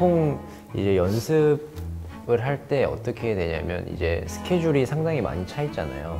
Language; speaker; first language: Korean; native; Korean